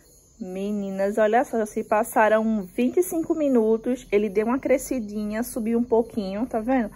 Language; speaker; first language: Portuguese; native; Portuguese